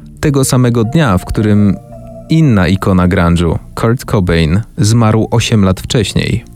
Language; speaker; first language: Polish; native; Polish